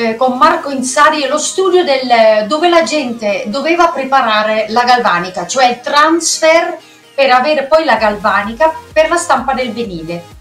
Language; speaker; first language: Italian; non-native, fluent; Dutch